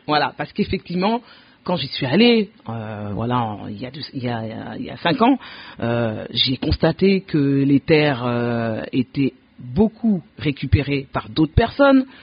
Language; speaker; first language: French; early bilingual, other home language; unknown